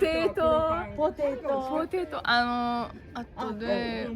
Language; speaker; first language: Japanese; non-native, learner; German